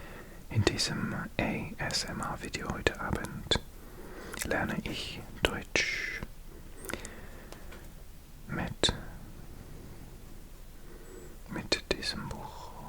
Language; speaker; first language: German; non-native, learner; English